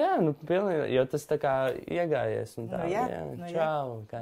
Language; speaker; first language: Latvian; native; Latvian